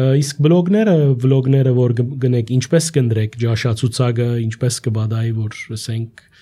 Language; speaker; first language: Armenian; early bilingual, heritage; Armenian